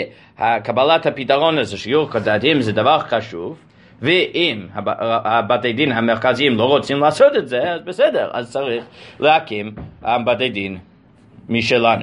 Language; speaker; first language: Hebrew; non-native, fluent; English